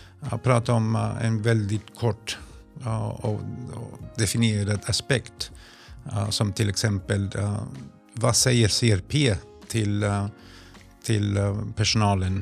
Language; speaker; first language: Swedish; non-native, fluent; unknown